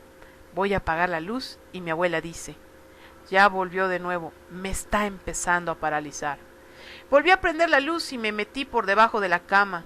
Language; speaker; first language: Spanish; native; Spanish